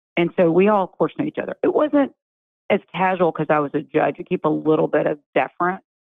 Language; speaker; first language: English; native; English